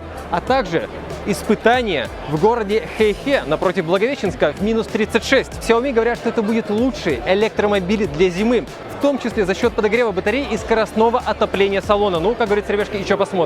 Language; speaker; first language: Russian; native; Russian